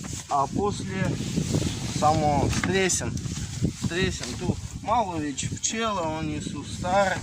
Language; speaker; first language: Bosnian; non-native, learner; Russian